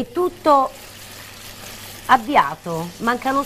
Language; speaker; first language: Italian; native; Italian